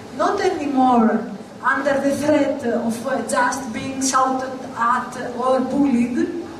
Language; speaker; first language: English; non-native, learner; Greek